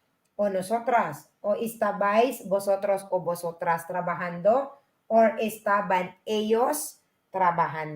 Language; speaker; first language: Spanish; non-native, fluent; Filipino